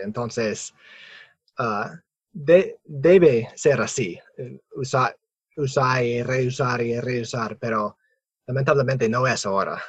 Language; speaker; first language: Spanish; non-native, fluent; English